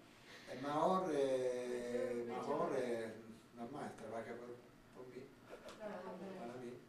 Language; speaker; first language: Spanish; non-native, learner; Italian